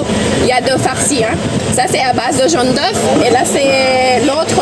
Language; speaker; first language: French; non-native, fluent; Thai